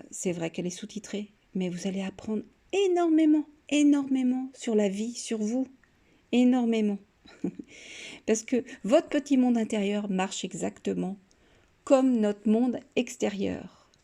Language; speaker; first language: French; native; French